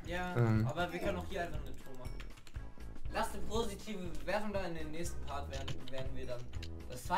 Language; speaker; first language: German; native; German